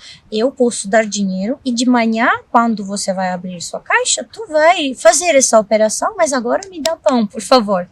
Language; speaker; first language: Portuguese; non-native, fluent; Russian